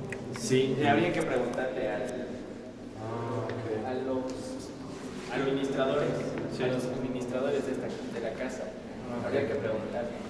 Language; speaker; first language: Spanish; native; Spanish